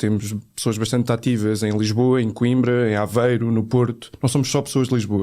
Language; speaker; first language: Portuguese; native; Portuguese